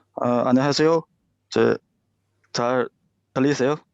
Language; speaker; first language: Korean; non-native, fluent; Chinese